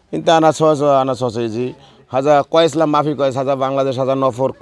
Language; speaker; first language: Arabic; non-native, learner; Bangla